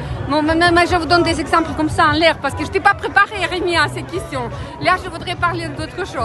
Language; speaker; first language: French; non-native, fluent; Russian